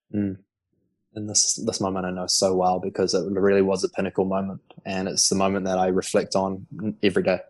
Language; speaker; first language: English; native; English